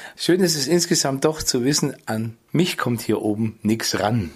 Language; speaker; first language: German; native; German